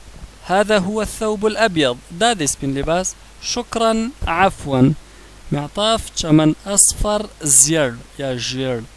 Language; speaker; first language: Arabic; non-native, fluent; Pashto